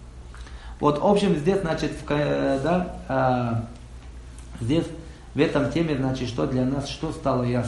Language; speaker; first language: Russian; non-native, local second language; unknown